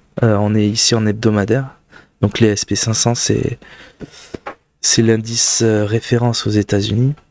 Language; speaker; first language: French; native; French